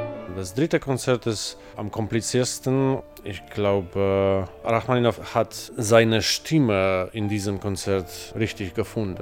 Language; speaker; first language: German; non-native, fluent; Polish